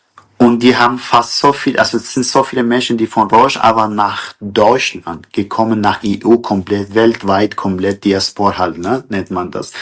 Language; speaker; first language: German; non-native, fluent; Kurdish